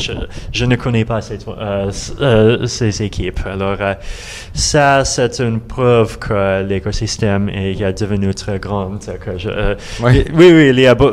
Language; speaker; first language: French; non-native, learner; Russian